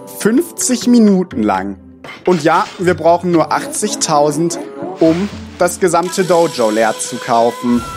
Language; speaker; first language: German; native; German